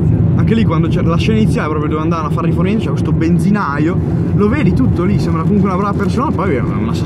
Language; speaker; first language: Italian; native; Italian